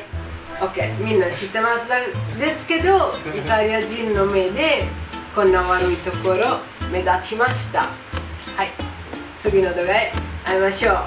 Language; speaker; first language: Japanese; non-native, learner; Italian